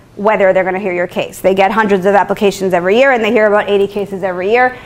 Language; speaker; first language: English; native; English